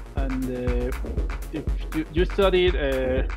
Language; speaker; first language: English; non-native, learner; Spanish